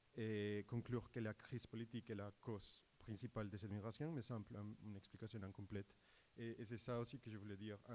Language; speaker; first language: French; non-native, fluent; Spanish